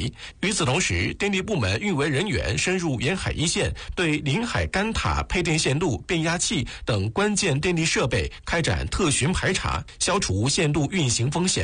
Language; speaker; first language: Chinese; native; Chinese